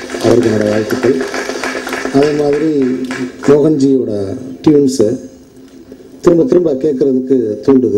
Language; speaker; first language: Tamil; native; Tamil